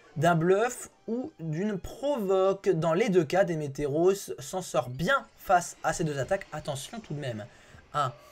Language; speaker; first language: French; native; French